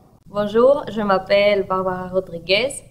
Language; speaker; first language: French; non-native, fluent; Spanish